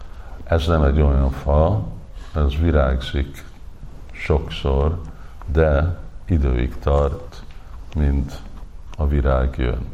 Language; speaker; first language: Hungarian; early bilingual, heritage; English